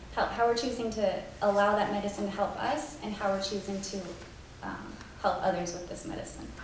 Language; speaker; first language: English; native; English